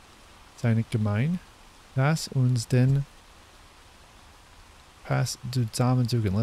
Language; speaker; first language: German; non-native, learner; English